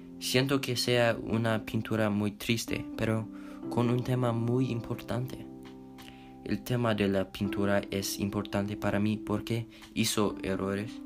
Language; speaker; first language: Spanish; non-native, learner; English